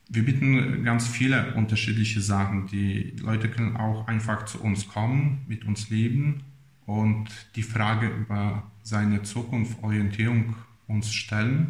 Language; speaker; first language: German; non-native, fluent; Polish